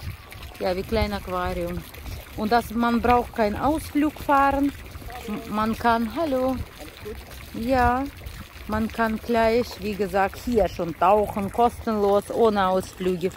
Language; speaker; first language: German; non-native, learner; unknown